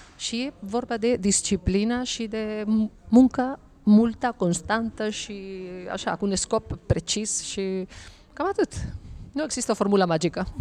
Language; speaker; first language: Romanian; non-native, fluent; Spanish